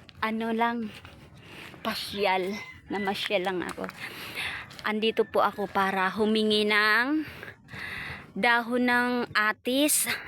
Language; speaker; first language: Filipino; non-native, local second language; Bikol